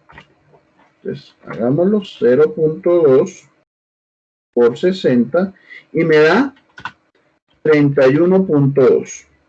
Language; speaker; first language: Spanish; native; Spanish